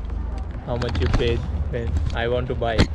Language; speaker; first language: English; non-native, learner; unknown